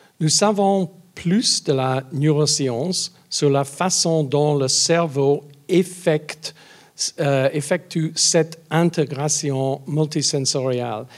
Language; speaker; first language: French; non-native, learner; English